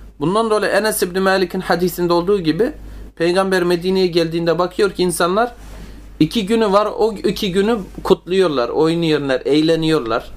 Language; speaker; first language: Turkish; native; Turkish